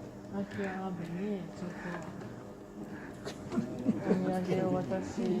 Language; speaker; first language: Japanese; non-native, fluent; Russian